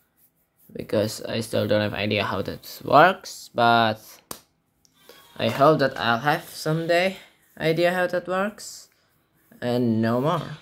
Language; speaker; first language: English; non-native, learner; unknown